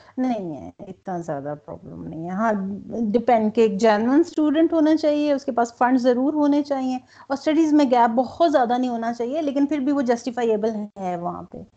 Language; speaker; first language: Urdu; non-native, local second language; Punjabi